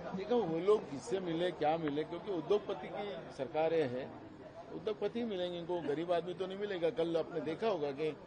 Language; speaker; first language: Hindi; non-native, local second language; Marathi